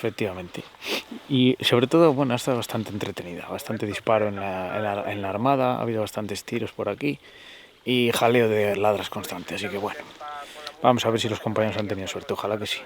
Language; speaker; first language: Spanish; native; Spanish